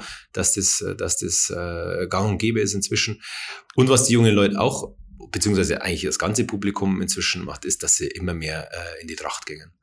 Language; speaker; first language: German; native; German